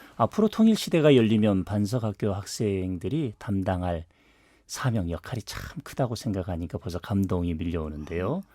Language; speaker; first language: Korean; native; Korean